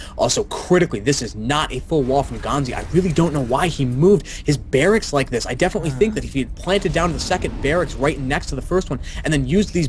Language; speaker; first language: English; native; English